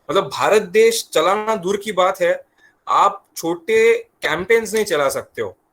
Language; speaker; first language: Hindi; non-native, local second language; Marathi